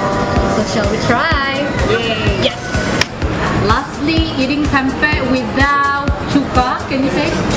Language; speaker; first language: English; non-native, fluent; Indonesian